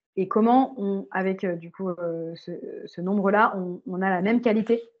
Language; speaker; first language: French; native; French